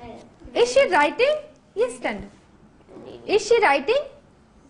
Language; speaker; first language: English; non-native, fluent; Gujarati